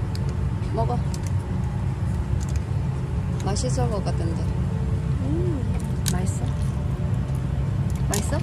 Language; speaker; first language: Korean; non-native, learner; Cebuano